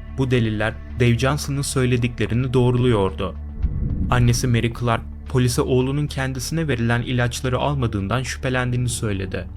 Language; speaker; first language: Turkish; native; Turkish